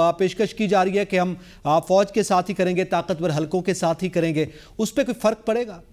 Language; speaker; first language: Urdu; native; Urdu